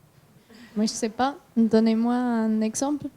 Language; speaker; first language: French; non-native, learner; German